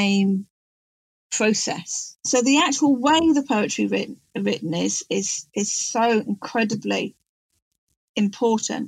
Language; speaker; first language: English; native; English